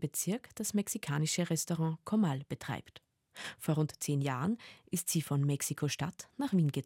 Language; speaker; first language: German; native; German